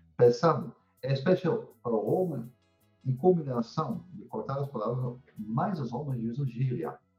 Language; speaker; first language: Portuguese; non-native, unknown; Dutch